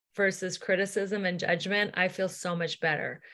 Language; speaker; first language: English; native; English